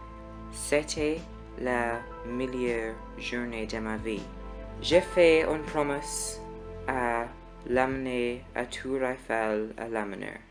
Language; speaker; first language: French; non-native, learner; English